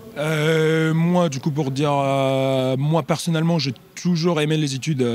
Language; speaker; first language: French; non-native, fluent; English